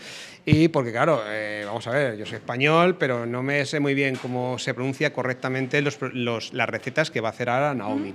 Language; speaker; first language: Spanish; native; Spanish